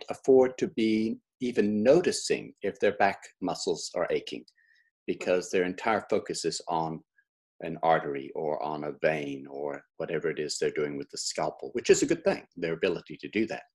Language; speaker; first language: English; native; English